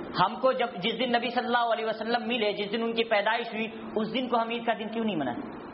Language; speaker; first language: Urdu; native; Urdu